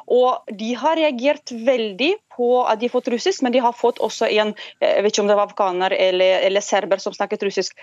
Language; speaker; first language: Norwegian; non-native, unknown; Russian